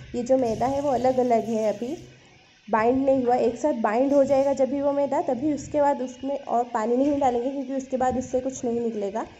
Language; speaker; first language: Hindi; non-native, local second language; Odia